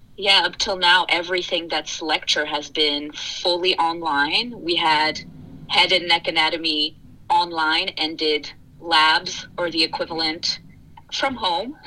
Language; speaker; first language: English; early bilingual, other home language; French